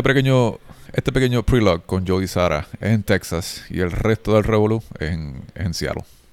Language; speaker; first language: Spanish; native; Spanish